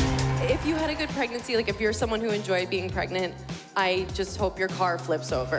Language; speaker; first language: English; native; English